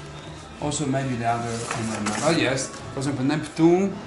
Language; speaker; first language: English; non-native, learner; Italian